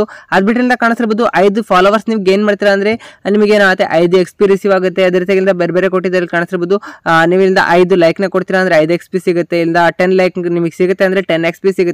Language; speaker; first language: Kannada; native; Kannada